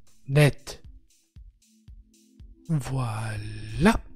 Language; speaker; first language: French; native; French